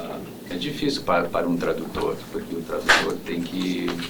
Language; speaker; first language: Portuguese; non-native, fluent; English